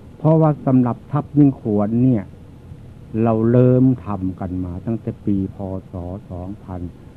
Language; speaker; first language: Thai; native; Thai